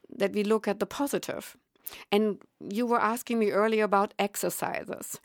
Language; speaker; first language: English; non-native, fluent; German